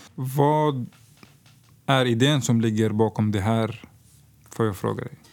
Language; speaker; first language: Swedish; non-native, fluent; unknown